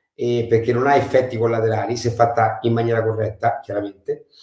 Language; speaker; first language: Italian; native; Italian